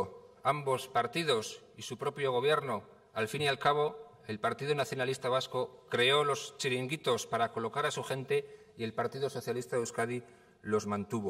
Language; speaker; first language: Spanish; native; Spanish